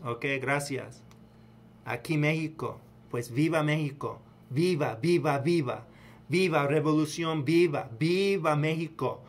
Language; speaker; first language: Spanish; non-native, learner; English